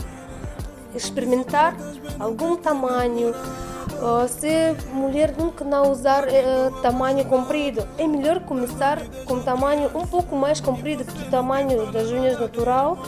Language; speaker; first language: Portuguese; non-native, learner; Russian